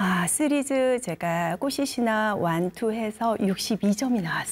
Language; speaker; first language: Korean; native; Korean